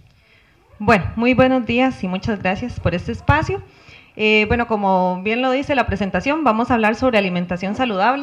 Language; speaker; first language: Spanish; native; Spanish